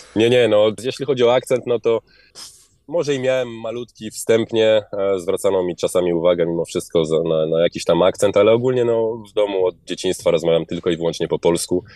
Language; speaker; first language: Polish; early bilingual, heritage; Polish